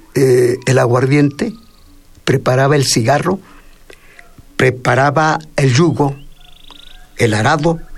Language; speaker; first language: Spanish; non-native, local second language; Mixtepec Mixtec